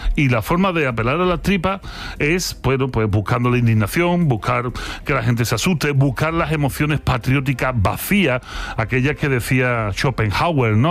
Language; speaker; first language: Spanish; native; Spanish